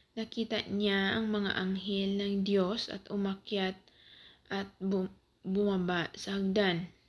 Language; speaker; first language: Filipino; non-native, local second language; Cebuano